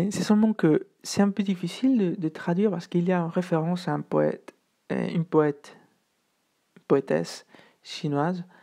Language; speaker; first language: French; non-native, fluent; Spanish